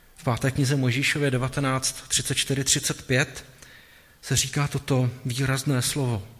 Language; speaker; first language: Czech; native; Czech